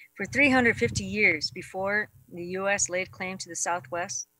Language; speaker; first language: English; native; English